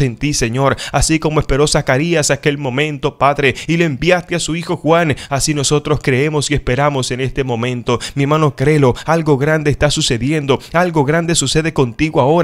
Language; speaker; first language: Spanish; native; Spanish